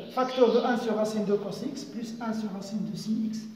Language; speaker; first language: French; non-native, local second language; Arabic